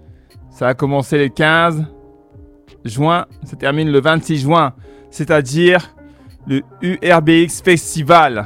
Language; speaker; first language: French; native; French